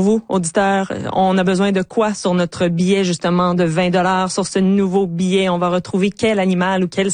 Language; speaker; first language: French; native; French